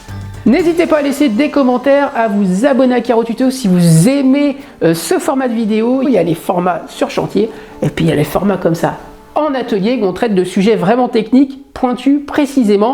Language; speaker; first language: French; native; French